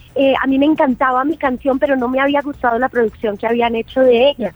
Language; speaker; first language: Spanish; native; Spanish